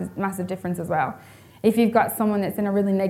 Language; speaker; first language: English; native; English